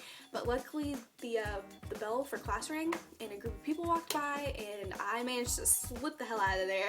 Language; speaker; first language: English; native; English